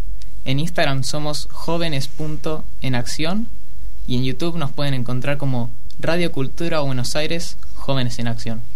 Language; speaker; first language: Spanish; native; Spanish